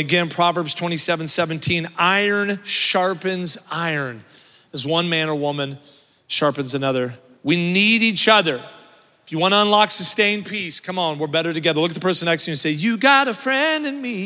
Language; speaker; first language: English; native; English